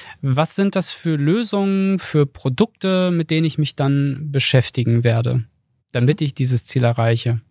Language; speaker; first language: German; native; German